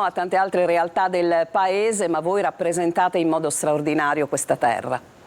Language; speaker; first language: Italian; native; Italian